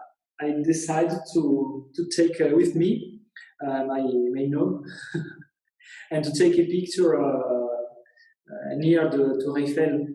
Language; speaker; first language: English; non-native, learner; Italian